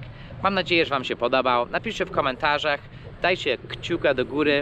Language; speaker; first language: Polish; non-native, fluent; English